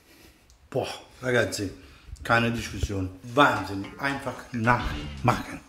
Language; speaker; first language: German; non-native, fluent; Italian